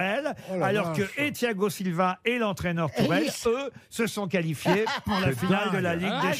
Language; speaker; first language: French; native; French